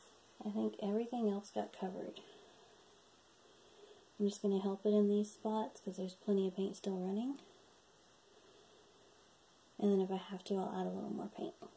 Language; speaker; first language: English; native; English